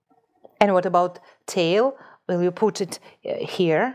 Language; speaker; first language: English; non-native, fluent; Russian